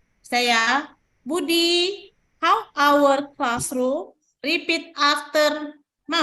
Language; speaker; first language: English; non-native, learner; Indonesian